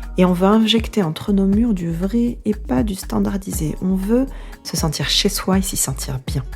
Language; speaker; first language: French; native; French